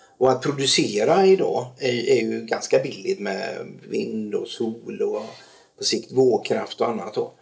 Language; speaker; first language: Swedish; native; Swedish